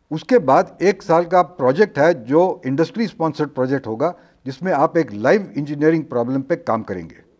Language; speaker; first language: Hindi; non-native, local second language; Marathi